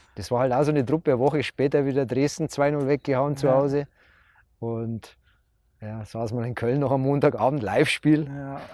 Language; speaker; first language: German; native; German